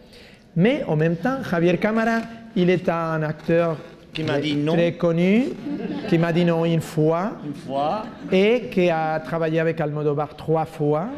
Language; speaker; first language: French; non-native, fluent; Spanish